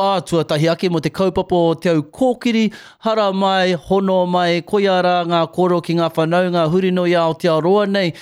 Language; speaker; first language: Māori; native; Māori